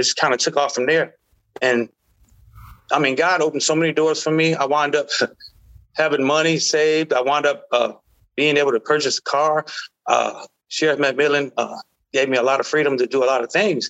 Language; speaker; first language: English; native; English